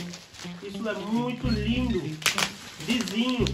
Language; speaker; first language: Portuguese; non-native, learner; Hindi